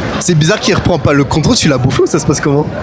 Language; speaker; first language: French; native; French